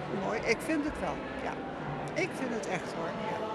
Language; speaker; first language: Dutch; native; Dutch